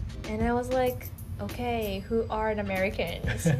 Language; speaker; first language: English; non-native, fluent; Japanese